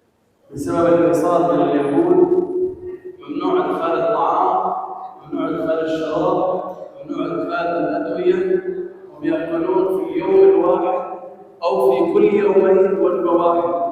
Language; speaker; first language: Arabic; native; Arabic